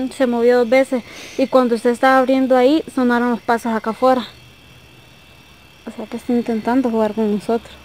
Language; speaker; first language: Spanish; native; Spanish